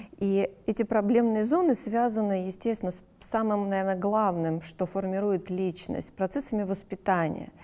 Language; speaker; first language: Russian; native; Russian